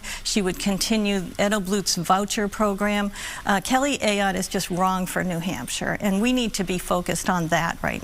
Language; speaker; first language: English; native; English